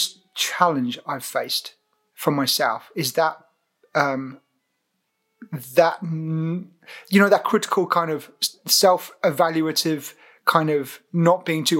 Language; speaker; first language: English; native; English